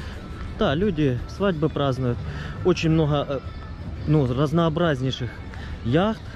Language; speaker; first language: Russian; native; Russian